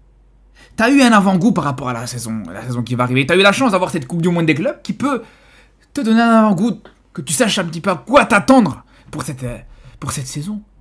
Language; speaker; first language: French; native; French